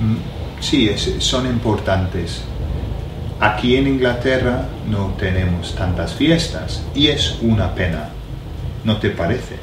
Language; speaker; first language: Spanish; non-native, learner; English